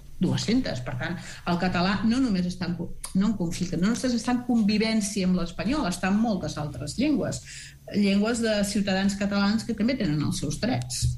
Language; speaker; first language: Catalan; native; Catalan